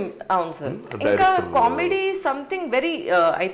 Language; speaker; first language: Telugu; non-native, local second language; Hindi